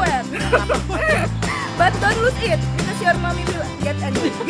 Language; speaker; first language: English; non-native, local second language; Indonesian